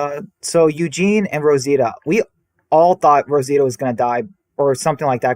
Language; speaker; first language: English; native; English